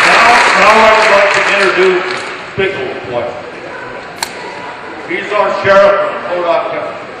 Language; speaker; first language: English; native; English